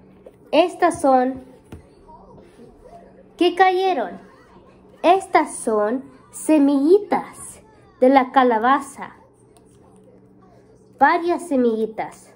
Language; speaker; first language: Spanish; early bilingual, heritage; Spanish